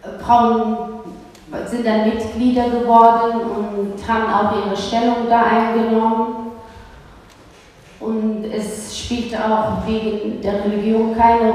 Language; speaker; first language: German; early bilingual, other home language; Kurdish